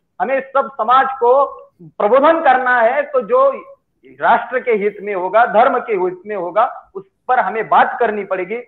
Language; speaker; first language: Hindi; non-native, local second language; Marathi